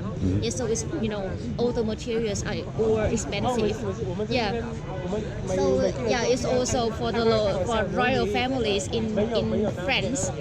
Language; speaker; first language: English; non-native, learner; Vietnamese